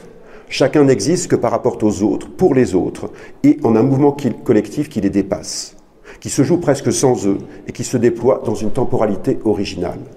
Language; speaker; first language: French; native; French